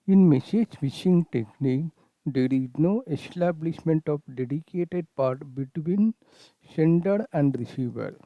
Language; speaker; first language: English; non-native, local second language; Kannada